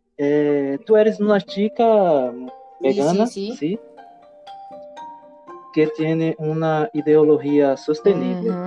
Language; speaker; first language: Spanish; non-native, learner; Portuguese